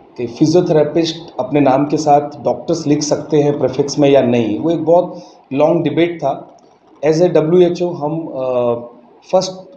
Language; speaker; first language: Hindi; non-native, local second language; Gujarati